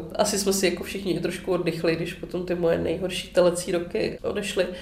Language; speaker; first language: Czech; native; Czech